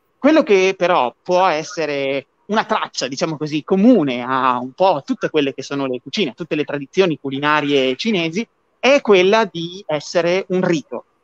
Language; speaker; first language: Italian; native; Italian